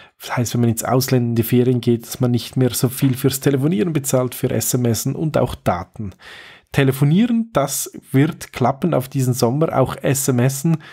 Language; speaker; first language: German; native; German